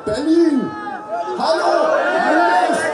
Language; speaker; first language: German; native; German